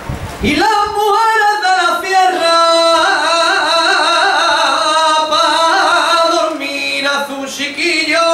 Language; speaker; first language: Spanish; native; Spanish